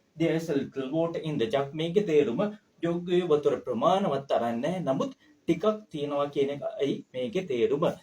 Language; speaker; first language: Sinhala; native; Sinhala